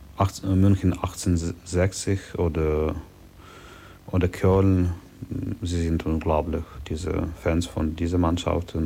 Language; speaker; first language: German; non-native, learner; Ukrainian